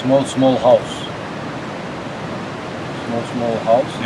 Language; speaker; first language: English; non-native, learner; Tajik